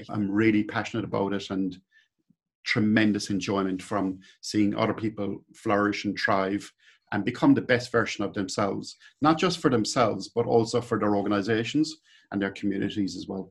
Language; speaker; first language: English; native; English